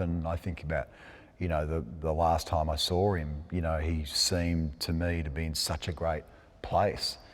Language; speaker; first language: English; native; English